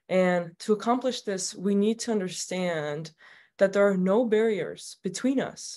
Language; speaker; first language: English; native; English